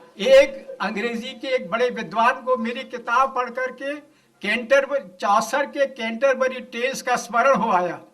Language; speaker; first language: Hindi; non-native, local second language; Gujarati